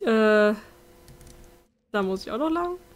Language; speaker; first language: German; native; German